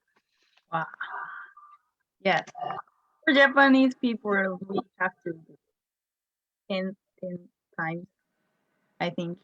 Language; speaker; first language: English; non-native, learner; Japanese